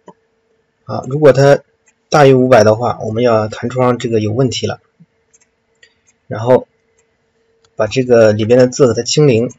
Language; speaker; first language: Chinese; native; Chinese